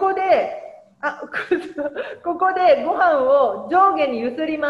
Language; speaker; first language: Japanese; non-native, fluent; Indonesian